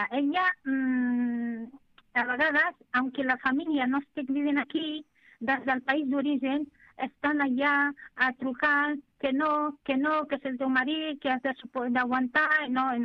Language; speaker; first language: Catalan; non-native, fluent; Arabic